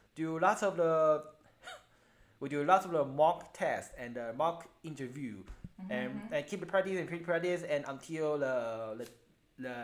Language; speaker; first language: English; non-native, learner; Chinese